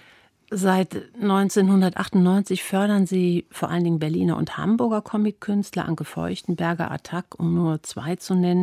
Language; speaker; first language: German; native; German